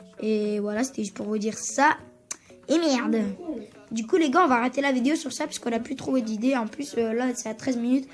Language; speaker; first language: French; early bilingual, other home language; Turkish